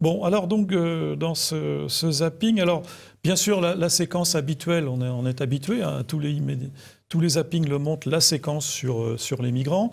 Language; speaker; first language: French; native; French